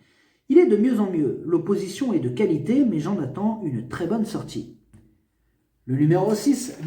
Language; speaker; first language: French; native; French